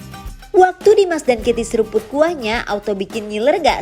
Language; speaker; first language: Indonesian; native; Indonesian